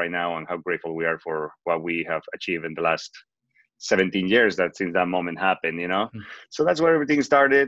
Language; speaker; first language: English; non-native, fluent; Spanish